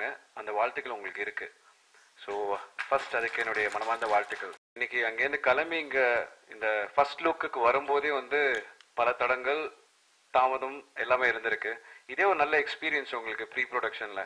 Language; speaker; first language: Tamil; native; Tamil